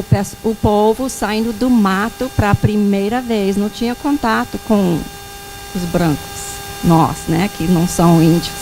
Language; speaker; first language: Portuguese; non-native, fluent; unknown